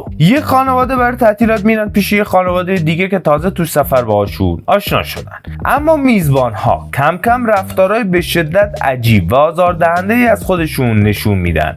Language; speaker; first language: Persian; native; Persian